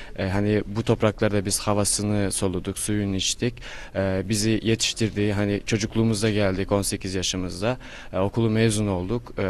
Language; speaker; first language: Turkish; non-native, fluent; Kyrgyz